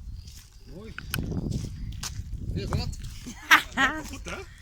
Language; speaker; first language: Dutch; native; Dutch